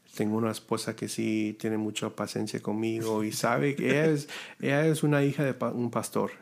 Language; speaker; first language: Spanish; early bilingual, heritage; Spanish